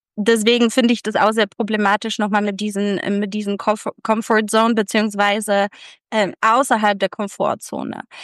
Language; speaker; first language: German; early bilingual, other home language; Polish